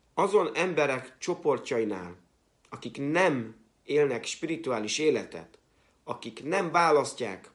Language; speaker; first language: Hungarian; native; Hungarian